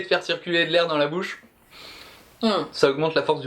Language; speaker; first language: French; native; French